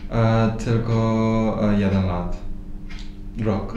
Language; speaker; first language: Polish; non-native, learner; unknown